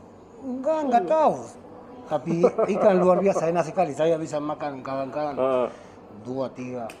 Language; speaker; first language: Indonesian; non-native, fluent; Spanish